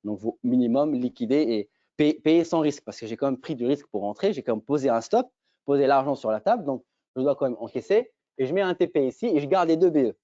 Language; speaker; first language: French; native; French